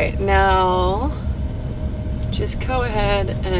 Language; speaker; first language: English; native; English